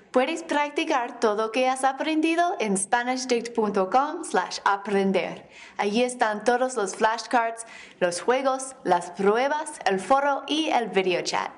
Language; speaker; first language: Spanish; non-native, fluent; English